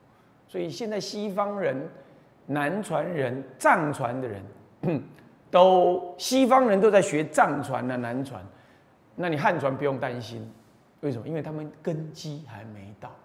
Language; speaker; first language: Chinese; native; Chinese